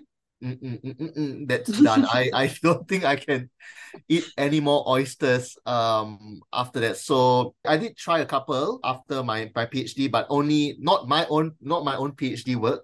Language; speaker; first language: English; non-native, local second language; Chinese